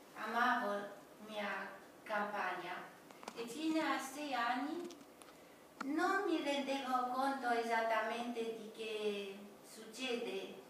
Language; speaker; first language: Italian; non-native, fluent; Romanian